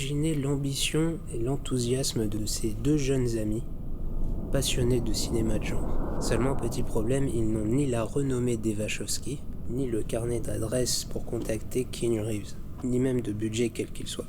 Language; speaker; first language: French; native; French